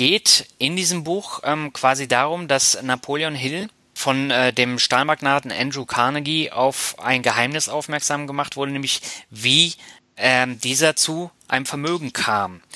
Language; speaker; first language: German; native; German